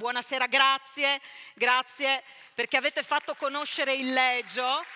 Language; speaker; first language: Italian; native; Italian